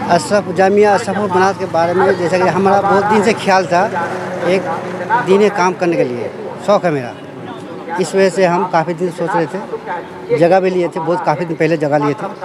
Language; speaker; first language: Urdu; non-native, local second language; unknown